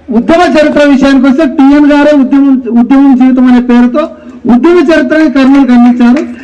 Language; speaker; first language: Telugu; native; Telugu